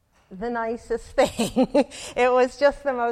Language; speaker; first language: English; native; English